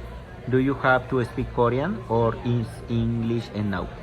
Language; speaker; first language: English; non-native, learner; Spanish